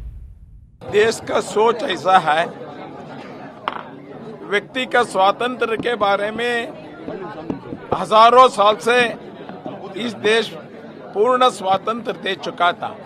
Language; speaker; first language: Hindi; non-native, local second language; Kannada